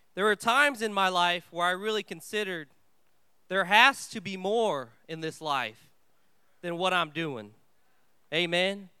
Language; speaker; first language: English; early bilingual, other home language; Vietnamese